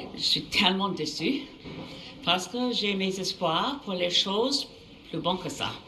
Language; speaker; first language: French; non-native, learner; English